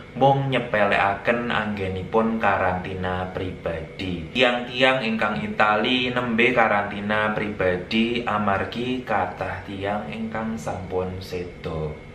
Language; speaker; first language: Javanese; non-native, local second language; Indonesian